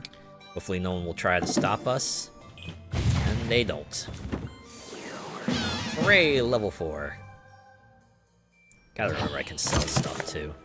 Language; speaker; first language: English; native; English